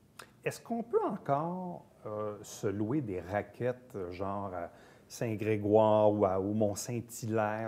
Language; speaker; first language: French; native; French